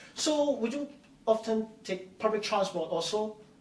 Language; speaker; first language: English; non-native, local second language; Cantonese